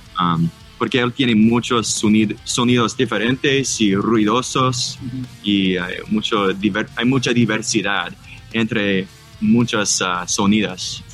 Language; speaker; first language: Spanish; non-native, learner; English